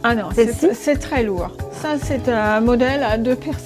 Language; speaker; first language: French; non-native, fluent; English